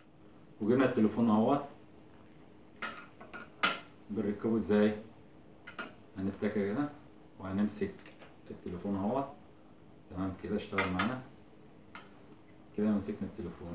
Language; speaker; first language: Arabic; native; Arabic